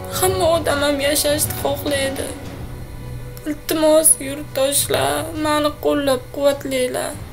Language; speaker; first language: Uzbek; native; Uzbek